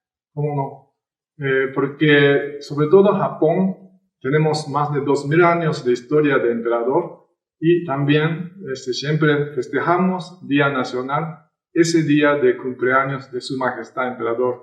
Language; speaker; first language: Spanish; non-native, fluent; Japanese